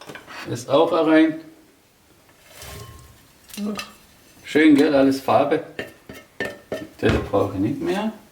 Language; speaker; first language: German; non-native, local second language; Turkish